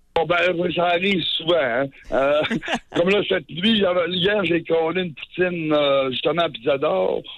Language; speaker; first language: French; native; French